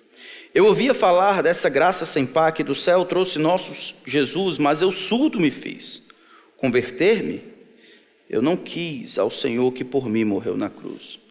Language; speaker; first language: Portuguese; native; Portuguese